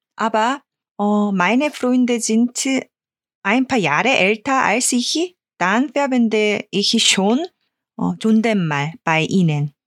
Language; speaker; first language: German; non-native, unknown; Korean